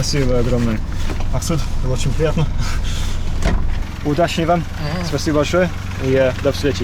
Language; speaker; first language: Russian; non-native, learner; English